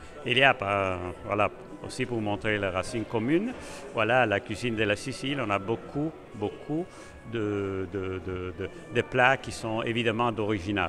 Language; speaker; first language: French; non-native, fluent; Italian